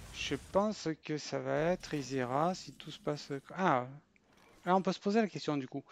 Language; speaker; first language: French; native; French